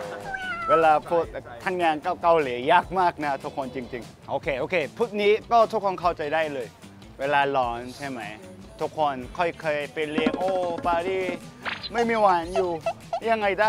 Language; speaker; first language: Thai; non-native, fluent; Korean